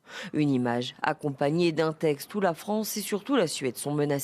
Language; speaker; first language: French; native; French